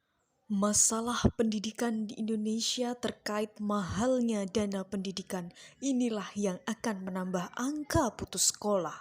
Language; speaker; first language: Indonesian; native; Indonesian